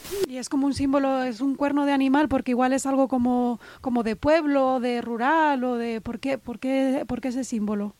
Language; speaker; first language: Spanish; native; Spanish